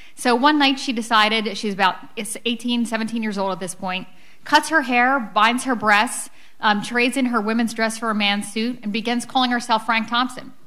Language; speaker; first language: English; native; English